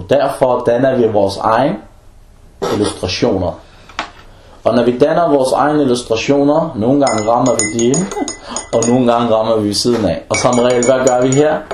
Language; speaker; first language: Danish; non-native, fluent; Arabic